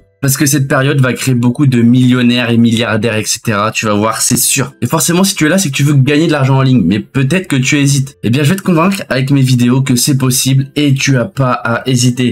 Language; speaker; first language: French; native; French